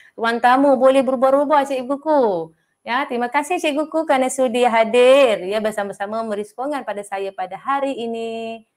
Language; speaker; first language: Malay; native; Malay